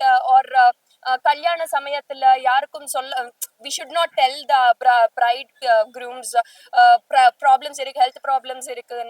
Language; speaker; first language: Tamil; non-native, learner; Telugu